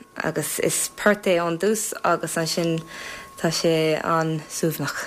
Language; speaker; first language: Irish; non-native, local second language; English